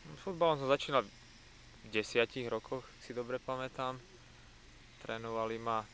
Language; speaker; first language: Slovak; native; Slovak